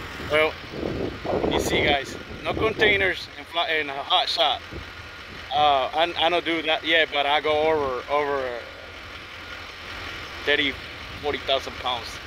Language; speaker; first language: English; non-native, learner; Spanish